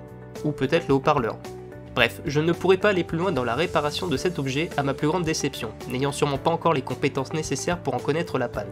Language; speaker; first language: French; native; French